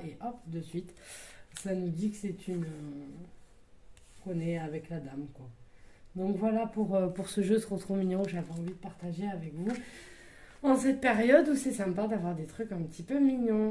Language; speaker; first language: French; native; French